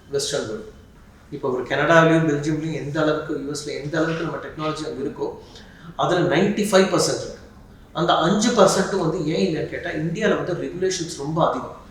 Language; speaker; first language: Tamil; native; Tamil